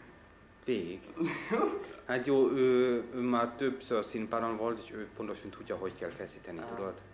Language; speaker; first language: Hungarian; non-native, fluent; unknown